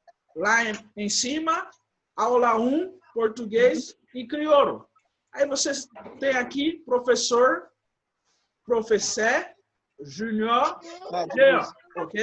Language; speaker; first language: Portuguese; non-native, fluent; Haitian Creole